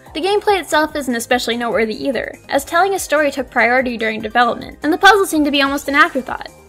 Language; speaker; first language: English; native; English